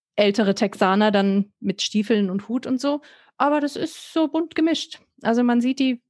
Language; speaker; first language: German; native; German